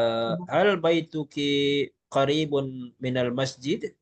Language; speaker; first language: Arabic; non-native, fluent; Malay